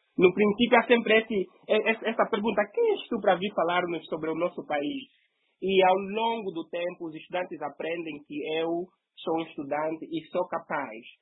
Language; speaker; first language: Portuguese; native; Portuguese